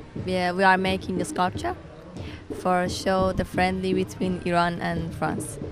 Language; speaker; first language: English; non-native, learner; Persian